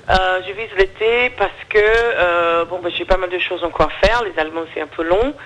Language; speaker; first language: French; non-native, fluent; English